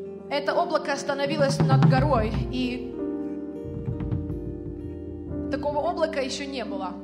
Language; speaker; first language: Russian; native; Russian